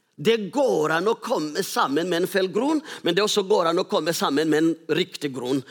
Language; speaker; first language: Norwegian; non-native, fluent; Rundi